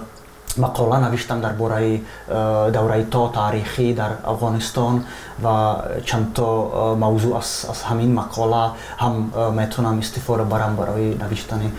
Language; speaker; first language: Tajik; non-native, fluent; Czech